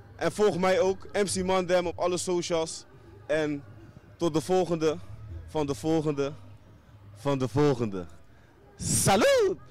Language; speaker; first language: Dutch; native; Dutch